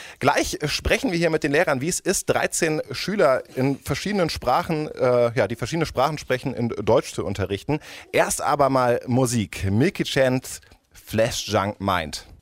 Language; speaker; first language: German; native; German